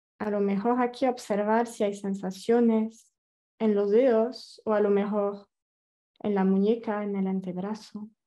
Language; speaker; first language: Spanish; non-native, fluent; French